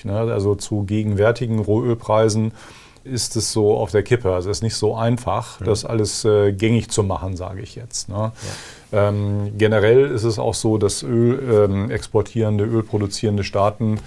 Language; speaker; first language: German; native; German